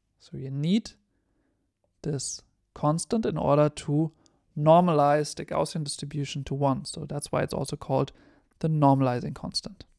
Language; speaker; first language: English; non-native, fluent; German